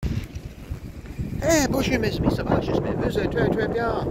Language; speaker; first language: French; non-native, learner; English